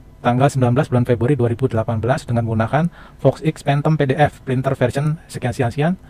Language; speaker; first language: Indonesian; native; Indonesian